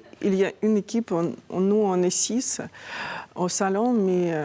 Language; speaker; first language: French; non-native, fluent; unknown